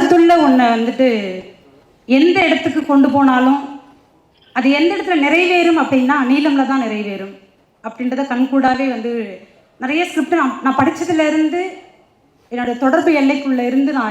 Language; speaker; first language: Tamil; native; Tamil